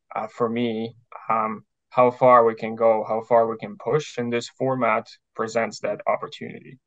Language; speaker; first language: English; non-native, fluent; Ukrainian